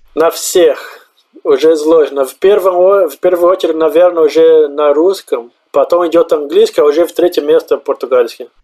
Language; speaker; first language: Russian; non-native, fluent; Portuguese